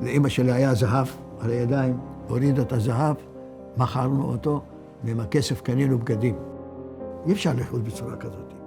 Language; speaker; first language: Hebrew; early bilingual, other home language; Arabic